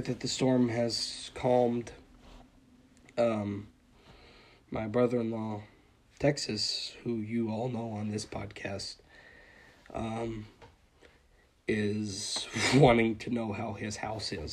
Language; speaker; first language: English; native; English